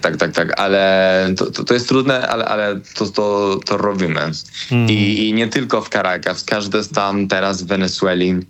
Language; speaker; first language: Polish; non-native, learner; Spanish